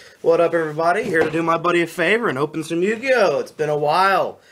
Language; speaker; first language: English; native; English